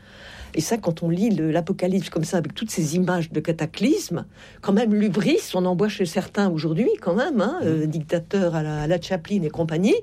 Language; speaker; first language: French; native; French